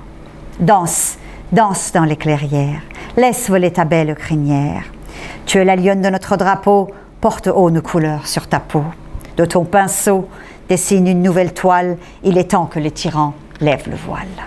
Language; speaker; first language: French; non-native, fluent; Persian